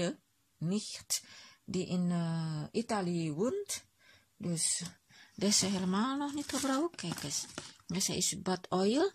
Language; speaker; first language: Dutch; non-native, learner; Indonesian